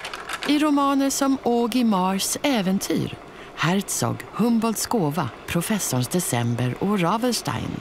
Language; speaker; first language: Swedish; native; Swedish